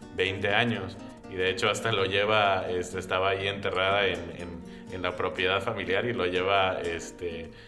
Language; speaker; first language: Spanish; early bilingual, heritage; Spanish